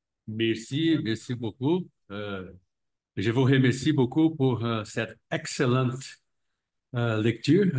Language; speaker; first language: French; non-native, fluent; Portuguese